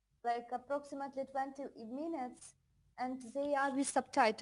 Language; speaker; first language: English; non-native, fluent; Russian